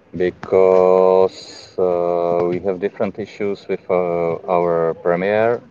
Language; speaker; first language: English; non-native, fluent; Czech